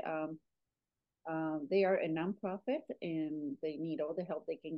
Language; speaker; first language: English; non-native, fluent; Spanish